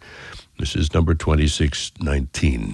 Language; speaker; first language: English; native; English